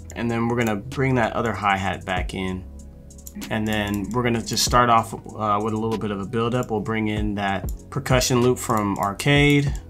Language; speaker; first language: English; native; English